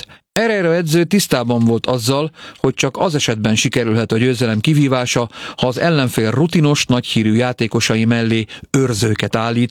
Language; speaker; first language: Hungarian; native; Hungarian